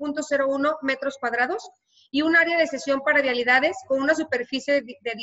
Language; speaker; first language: Spanish; native; Spanish